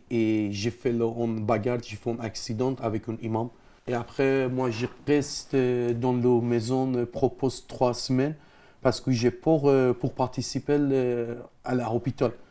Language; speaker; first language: French; non-native, learner; Persian